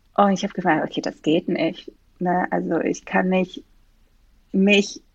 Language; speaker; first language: German; non-native, fluent; Greek